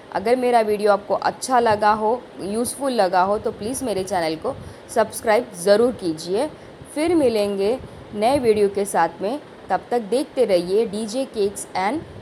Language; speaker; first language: Hindi; non-native, local second language; Marathi